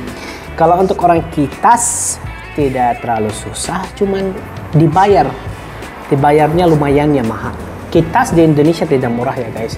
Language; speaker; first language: Indonesian; non-native, fluent; Arabic